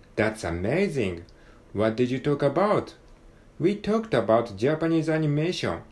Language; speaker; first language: English; non-native, learner; Japanese